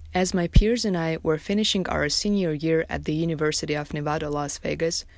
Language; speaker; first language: English; non-native, fluent; Tajik